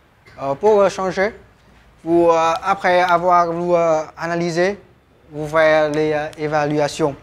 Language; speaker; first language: French; non-native, learner; Vietnamese